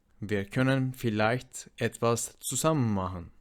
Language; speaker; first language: German; non-native, fluent; Turkish